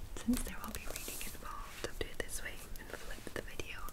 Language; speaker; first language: English; native; English